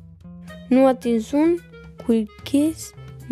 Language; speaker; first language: French; non-native, learner; Spanish